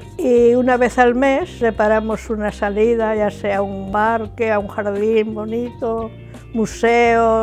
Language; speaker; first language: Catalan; non-native, local second language; Spanish